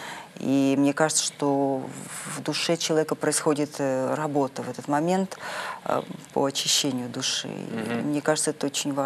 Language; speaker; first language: Russian; native; Russian